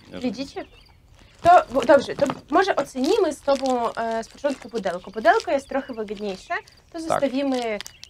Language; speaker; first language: Polish; non-native, fluent; Russian